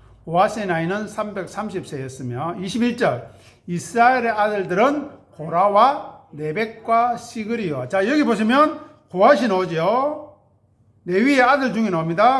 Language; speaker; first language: Korean; native; Korean